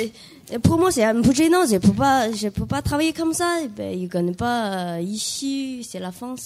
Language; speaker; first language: French; non-native, learner; Chinese